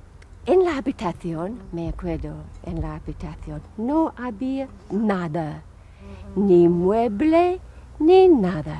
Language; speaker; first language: Spanish; non-native, fluent; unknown